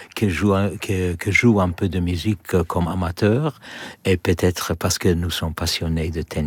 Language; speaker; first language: French; non-native, learner; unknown